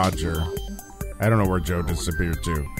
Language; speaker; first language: English; native; English